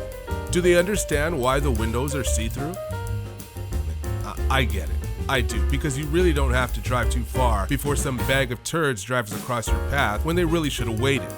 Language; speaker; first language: English; native; English